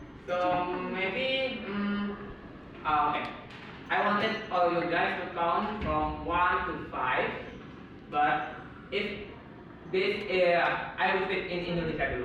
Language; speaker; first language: English; non-native, learner; Indonesian